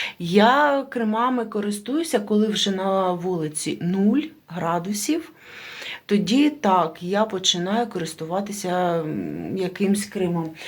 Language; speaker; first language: Ukrainian; native; Ukrainian